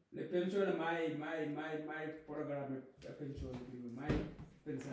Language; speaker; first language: Italian; non-native, learner; Punjabi